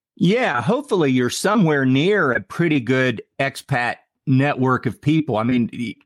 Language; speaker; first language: English; native; English